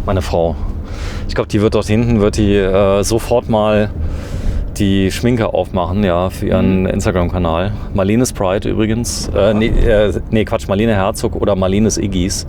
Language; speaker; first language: German; native; German